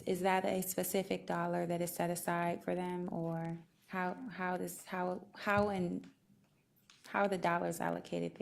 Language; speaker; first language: English; native; English